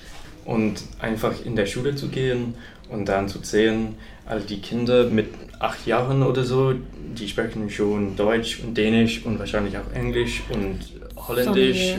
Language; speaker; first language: German; non-native, fluent; English